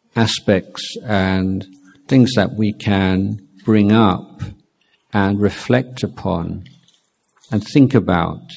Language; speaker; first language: English; native; English